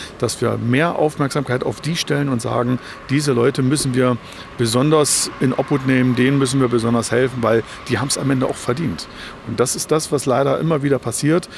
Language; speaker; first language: German; native; German